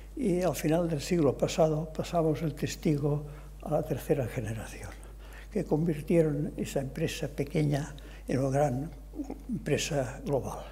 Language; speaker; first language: Spanish; non-native, local second language; Catalan